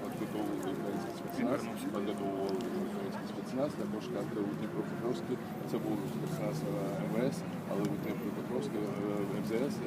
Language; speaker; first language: Ukrainian; non-native, learner; Georgian